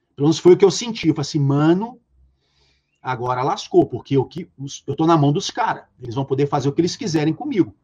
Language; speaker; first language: Portuguese; native; Portuguese